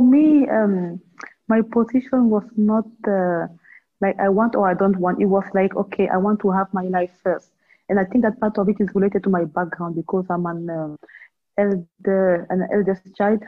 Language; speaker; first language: English; non-native, local second language; French